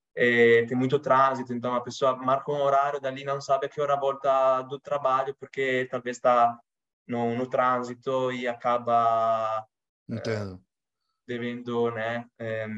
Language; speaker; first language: Portuguese; non-native, fluent; Italian